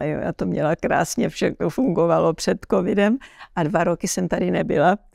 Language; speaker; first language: Czech; early bilingual, heritage; Czech